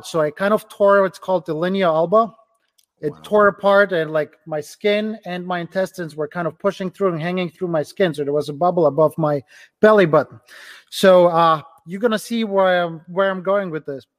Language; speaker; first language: English; non-native, fluent; Ukrainian